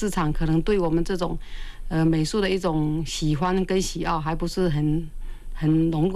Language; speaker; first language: Chinese; native; Chinese